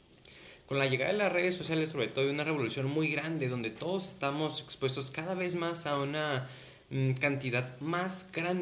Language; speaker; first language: Spanish; native; Spanish